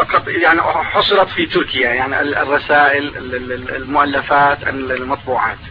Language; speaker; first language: Arabic; non-native, fluent; Turkish